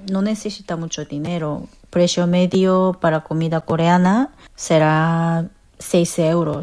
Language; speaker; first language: Spanish; non-native, learner; Korean